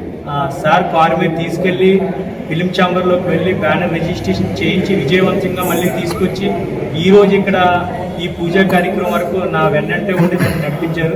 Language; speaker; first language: Telugu; native; Telugu